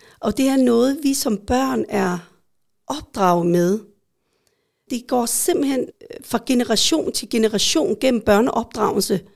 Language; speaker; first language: Danish; early bilingual, other home language; Vietnamese